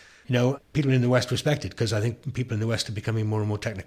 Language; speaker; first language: English; native; English